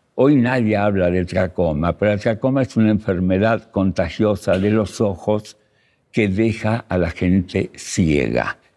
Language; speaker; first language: Spanish; early bilingual, other home language; Russian